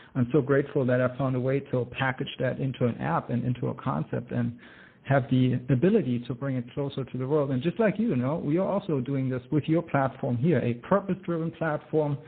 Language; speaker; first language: English; non-native, fluent; German